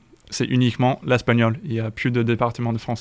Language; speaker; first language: French; non-native, fluent; English